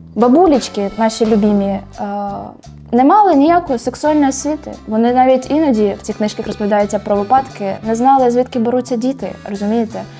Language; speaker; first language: Ukrainian; non-native, local second language; Russian